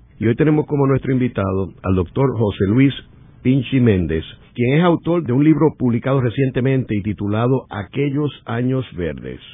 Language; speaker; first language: Spanish; native; Spanish